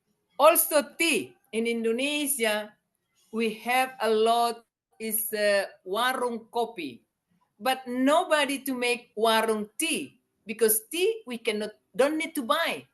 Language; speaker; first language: English; non-native, learner; Indonesian